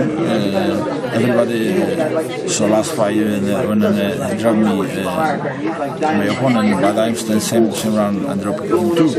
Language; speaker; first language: English; non-native, learner; Polish